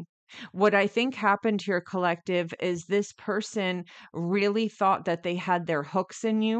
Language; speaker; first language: English; native; English